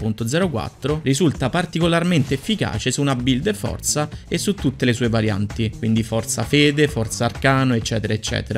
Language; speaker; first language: Italian; native; Italian